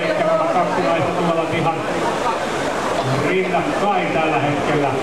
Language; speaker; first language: Finnish; native; Finnish